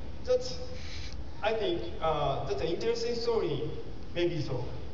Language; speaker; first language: English; non-native, learner; Japanese